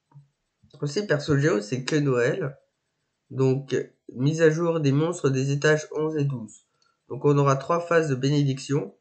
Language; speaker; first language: French; native; French